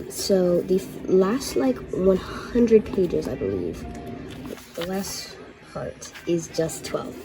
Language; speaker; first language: English; native; English